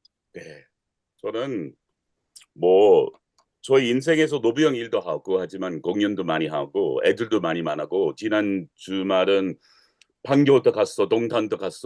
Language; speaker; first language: Korean; non-native, learner; English